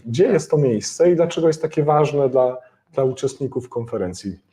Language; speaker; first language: Polish; native; Polish